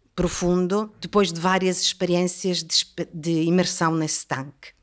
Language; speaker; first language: Portuguese; non-native, fluent; Italian